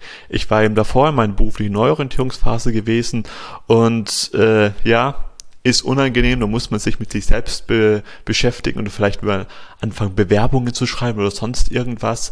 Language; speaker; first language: German; native; German